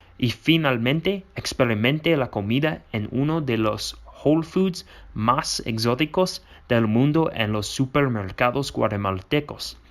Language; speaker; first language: Spanish; non-native, learner; English